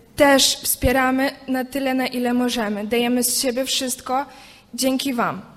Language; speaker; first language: Polish; non-native, fluent; Ukrainian